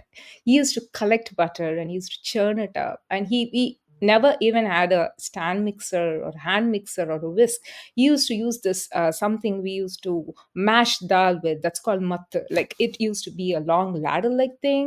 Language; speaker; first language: English; non-native, local second language; Tamil